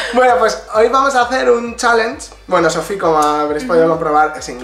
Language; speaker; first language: Spanish; native; Spanish